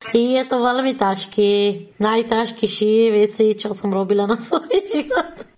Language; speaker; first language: Slovak; non-native, learner; Persian